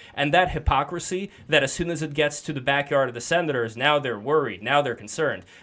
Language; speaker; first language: English; non-native, fluent; Russian